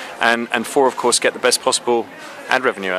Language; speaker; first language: English; native; English